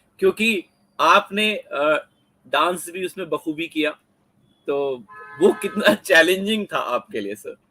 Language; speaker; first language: Hindi; native; Hindi